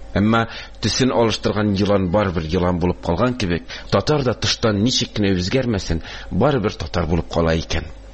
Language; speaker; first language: Tatar; native; Tatar